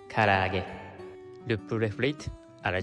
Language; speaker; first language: French; non-native, learner; Japanese